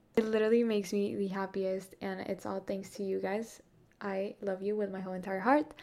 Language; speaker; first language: English; non-native, fluent; Spanish